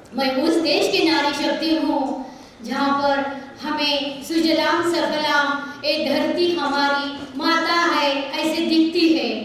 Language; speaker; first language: Hindi; non-native, local second language; Marathi